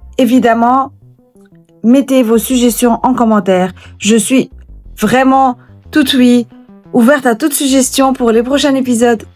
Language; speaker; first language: French; early bilingual, other home language; Portuguese